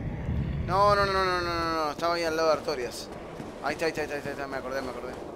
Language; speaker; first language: Spanish; native; Spanish